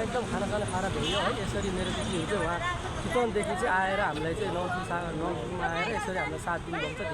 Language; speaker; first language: Nepali; native; Nepali